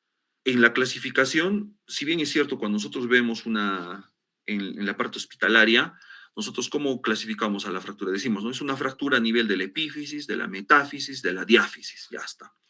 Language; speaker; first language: Spanish; native; Spanish